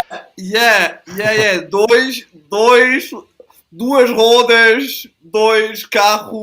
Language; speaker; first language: Portuguese; non-native, fluent; Italian